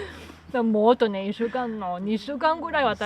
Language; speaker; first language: Japanese; non-native, learner; Spanish